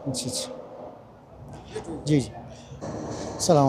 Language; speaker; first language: Hindi; non-native, learner; Bangla